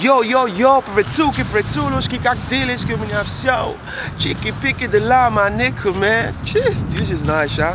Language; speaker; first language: Russian; non-native, learner; Arabic